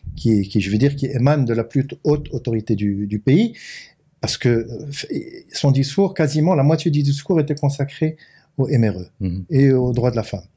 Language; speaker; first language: French; non-native, local second language; Arabic